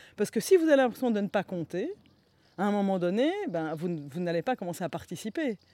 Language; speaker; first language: French; native; French